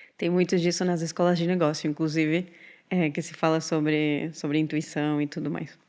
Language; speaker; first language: Portuguese; non-native, fluent; Spanish